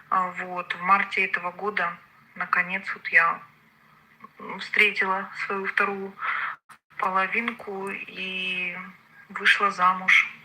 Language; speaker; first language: Russian; native; Russian